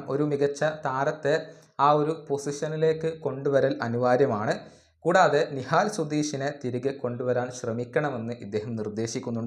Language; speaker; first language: Malayalam; native; Malayalam